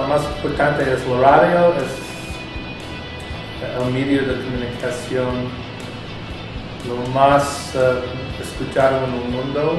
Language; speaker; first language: Spanish; non-native, fluent; English